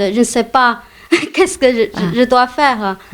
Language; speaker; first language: French; non-native, learner; Chinese